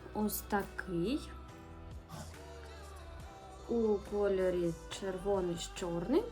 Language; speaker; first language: Ukrainian; native; Ukrainian